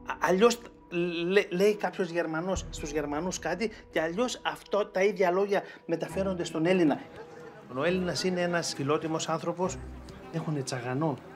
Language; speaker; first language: Greek; early bilingual, heritage; Greek